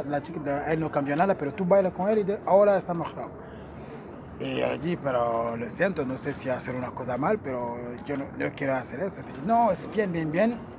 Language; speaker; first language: Spanish; non-native, learner; Portuguese